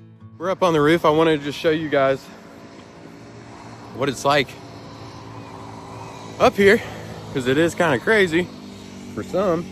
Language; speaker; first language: English; native; English